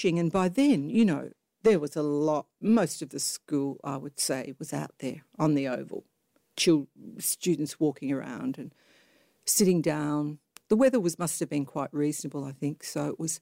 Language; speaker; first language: English; native; English